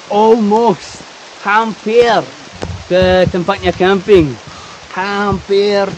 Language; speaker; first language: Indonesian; non-native, fluent; English